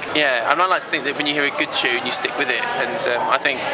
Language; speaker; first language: English; native; English